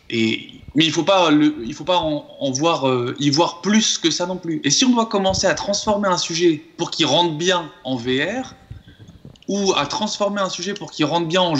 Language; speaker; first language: French; native; French